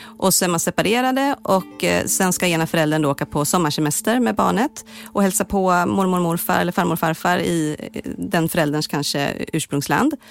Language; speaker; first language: Swedish; native; Swedish